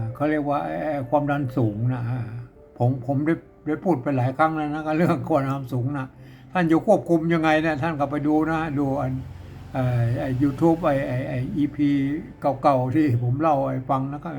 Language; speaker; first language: Thai; native; Thai